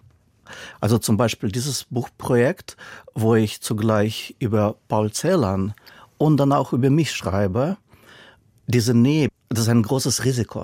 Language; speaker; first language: German; non-native, fluent; Russian